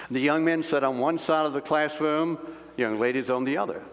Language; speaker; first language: English; native; English